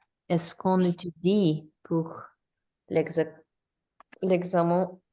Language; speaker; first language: French; non-native, learner; English